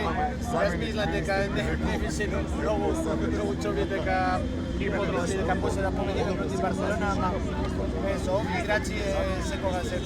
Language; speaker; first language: Macedonian; non-native, learner; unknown